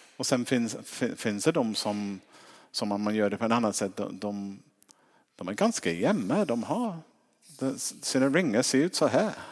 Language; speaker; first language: Swedish; non-native, fluent; English